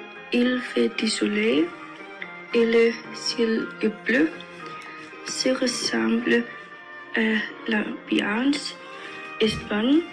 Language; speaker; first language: French; non-native, learner; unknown